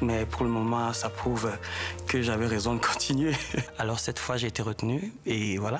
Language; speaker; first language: French; non-native, local second language; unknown